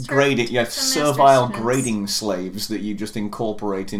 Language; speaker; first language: English; native; English